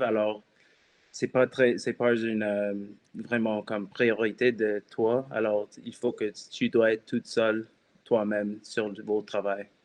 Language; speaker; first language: French; non-native, local second language; English